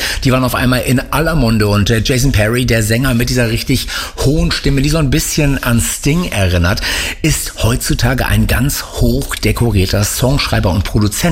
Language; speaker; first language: German; native; German